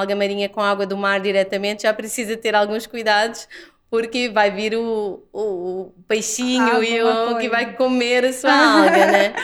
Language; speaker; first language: Portuguese; native; Portuguese